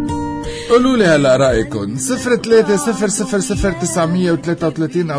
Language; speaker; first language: Arabic; native; Arabic